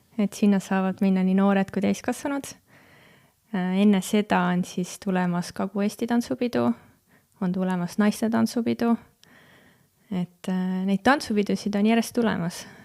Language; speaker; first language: Estonian; native; Estonian